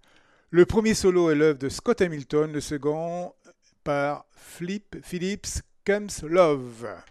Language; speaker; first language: French; native; French